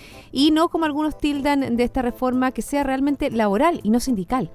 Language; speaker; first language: Spanish; native; Spanish